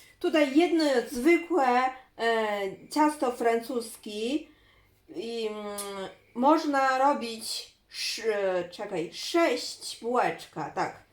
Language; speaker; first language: Polish; non-native, learner; Chinese